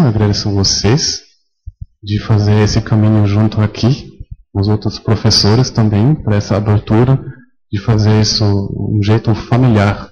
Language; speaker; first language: Portuguese; non-native, fluent; German